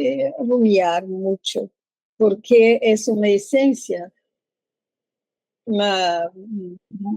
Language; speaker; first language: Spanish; non-native, learner; Portuguese